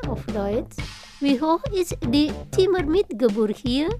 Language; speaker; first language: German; non-native, fluent; Indonesian